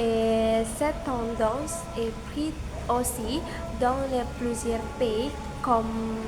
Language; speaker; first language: French; non-native, learner; Indonesian